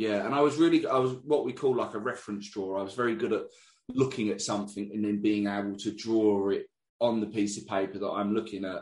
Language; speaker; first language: English; native; English